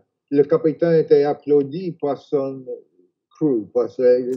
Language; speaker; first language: French; non-native, fluent; English